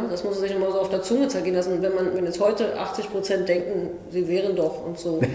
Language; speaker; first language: German; native; German